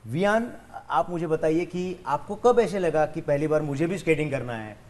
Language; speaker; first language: Hindi; non-native, local second language; Marathi